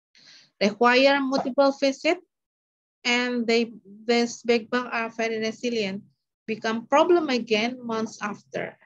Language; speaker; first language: English; non-native, learner; Indonesian